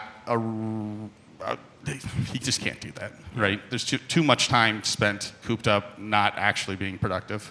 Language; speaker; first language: English; native; English